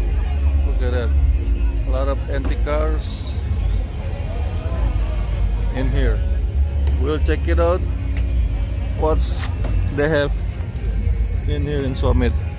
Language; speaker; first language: English; non-native, learner; Indonesian